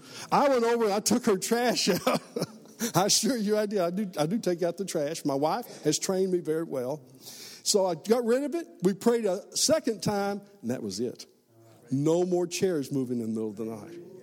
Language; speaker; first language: English; native; English